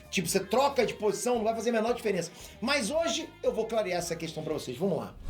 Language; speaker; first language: Portuguese; native; Portuguese